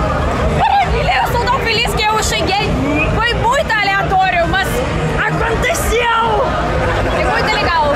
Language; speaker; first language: Portuguese; non-native, fluent; Russian